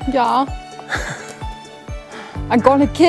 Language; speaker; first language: English; non-native, learner; German